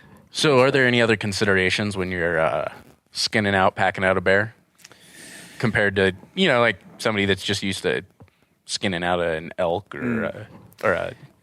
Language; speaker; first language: English; native; English